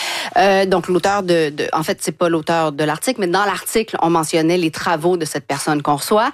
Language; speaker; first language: French; native; French